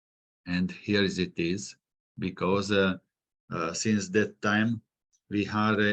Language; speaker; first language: English; non-native, fluent; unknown